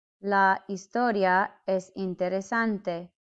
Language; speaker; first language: Spanish; non-native, fluent; English